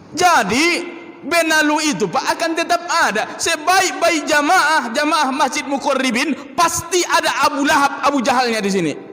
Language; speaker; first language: Malay; native; Malay